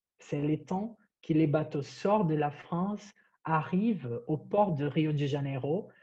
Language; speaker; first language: French; non-native, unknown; Portuguese